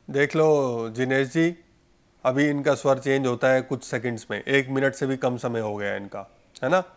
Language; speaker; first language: Hindi; native; Hindi